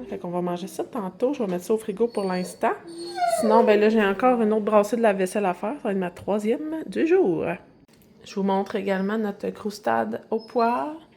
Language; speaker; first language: French; native; French